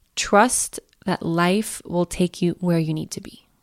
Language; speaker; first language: English; non-native, fluent; Swedish